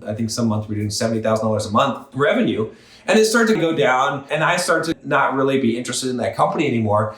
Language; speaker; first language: English; native; English